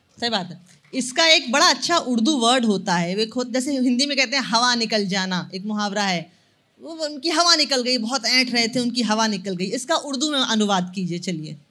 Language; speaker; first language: Hindi; native; Hindi